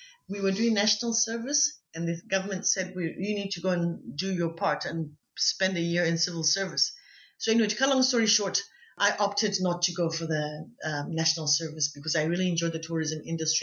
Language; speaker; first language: English; non-native, local second language; Tswana